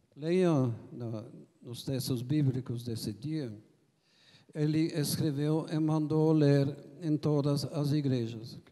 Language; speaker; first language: Portuguese; non-native, fluent; French